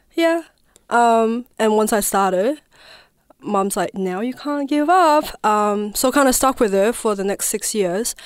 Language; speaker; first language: English; non-native, fluent; Chinese